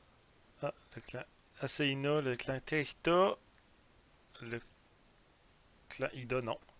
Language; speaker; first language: French; native; French